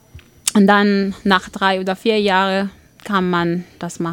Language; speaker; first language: German; non-native, fluent; Arabic